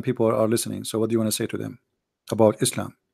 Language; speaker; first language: English; non-native, fluent; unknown